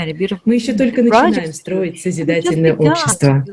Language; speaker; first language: Russian; native; Russian